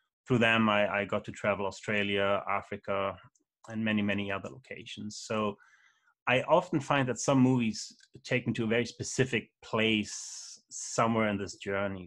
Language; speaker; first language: English; non-native, fluent; German